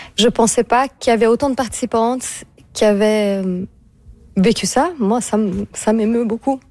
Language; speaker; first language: French; non-native, fluent; Portuguese